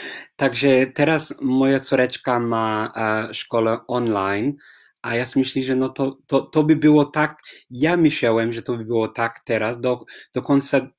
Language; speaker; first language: Polish; non-native, fluent; English